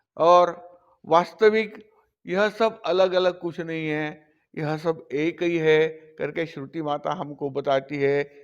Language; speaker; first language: Hindi; non-native, local second language; Marathi